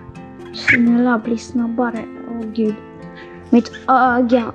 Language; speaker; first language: Swedish; non-native, fluent; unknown